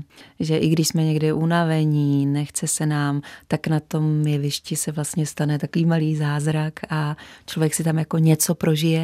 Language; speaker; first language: Czech; native; Czech